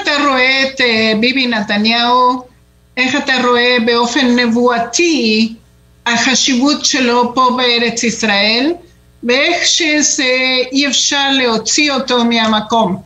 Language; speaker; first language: Hebrew; non-native, fluent; Spanish